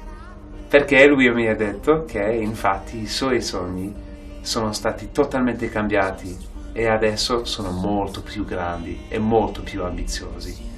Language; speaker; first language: Italian; non-native, fluent; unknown